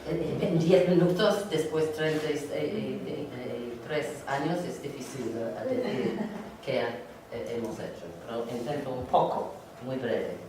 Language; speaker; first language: Spanish; non-native, learner; English